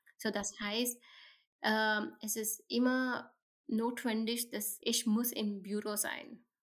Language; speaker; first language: German; non-native, learner; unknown